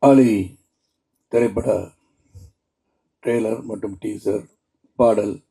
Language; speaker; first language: Tamil; native; Tamil